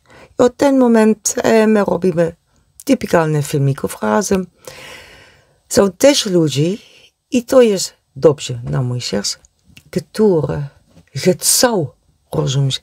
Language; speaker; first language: Polish; non-native, learner; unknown